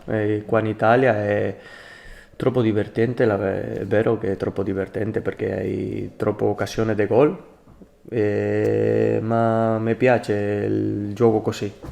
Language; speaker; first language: Italian; non-native, learner; Spanish